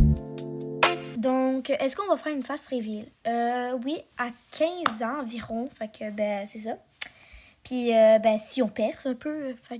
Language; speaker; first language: French; native; French